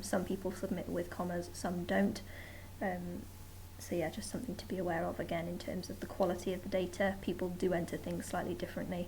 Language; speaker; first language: English; native; English